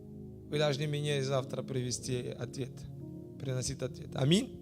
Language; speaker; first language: Russian; non-native, fluent; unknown